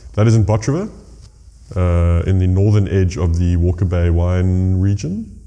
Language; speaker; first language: English; native; English